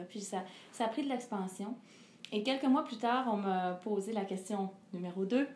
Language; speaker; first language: French; native; French